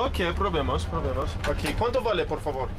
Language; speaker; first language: Spanish; non-native, learner; English